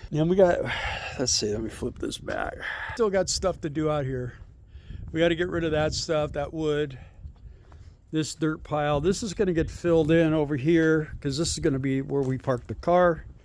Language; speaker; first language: English; native; English